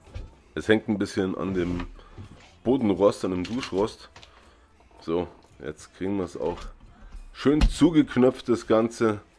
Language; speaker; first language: German; native; German